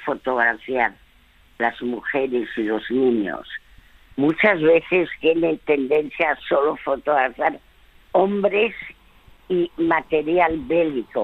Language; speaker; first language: Spanish; early bilingual, other home language; French